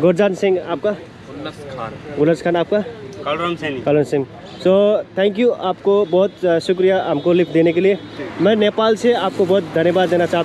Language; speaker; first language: Hindi; non-native, learner; Nepali